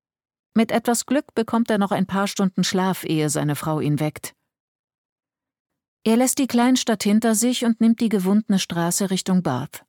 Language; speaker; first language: German; native; German